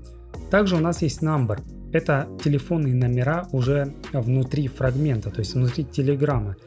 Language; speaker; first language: Russian; native; Russian